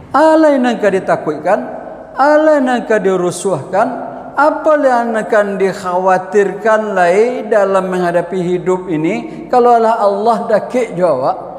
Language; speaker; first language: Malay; non-native, local second language; Minangkabau